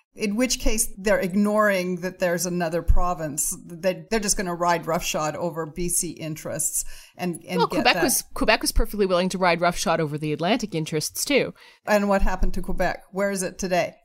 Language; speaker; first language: English; native; English